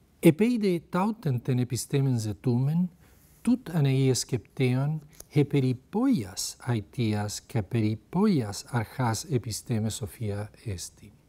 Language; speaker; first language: Greek; non-native, fluent; Spanish